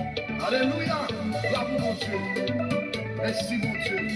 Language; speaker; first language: French; non-native, local second language; Haitian Creole